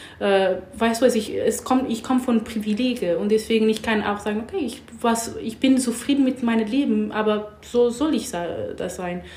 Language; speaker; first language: German; non-native, learner; English